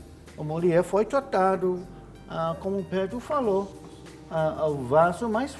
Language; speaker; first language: Portuguese; non-native, fluent; English